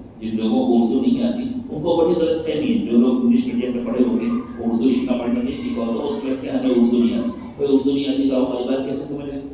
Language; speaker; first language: Urdu; native; Urdu